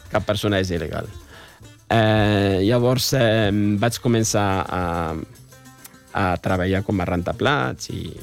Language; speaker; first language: Catalan; non-native, fluent; Arabic